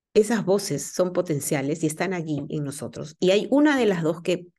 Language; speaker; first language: Spanish; native; Spanish